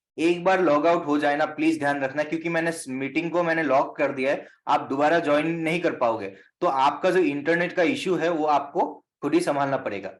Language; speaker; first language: Hindi; non-native, local second language; Assamese